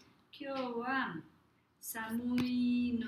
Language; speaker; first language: Japanese; non-native, learner; Spanish